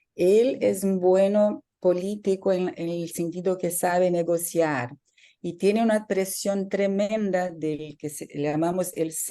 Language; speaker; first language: Spanish; non-native, fluent; Portuguese